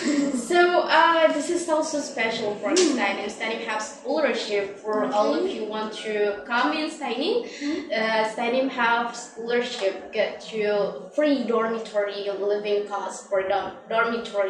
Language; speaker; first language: English; non-native, learner; Indonesian